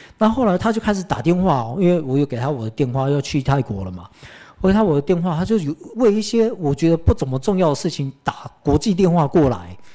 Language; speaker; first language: Chinese; early bilingual, heritage; Chinese